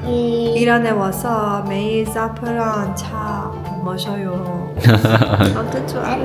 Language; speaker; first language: Korean; non-native, learner; Persian